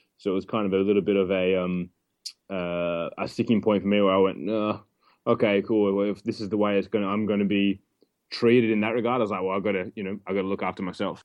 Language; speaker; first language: English; native; English